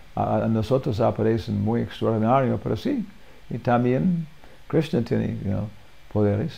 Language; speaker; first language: Spanish; non-native, learner; English